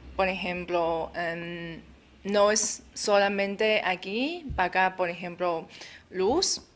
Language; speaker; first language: Spanish; non-native, fluent; Chinese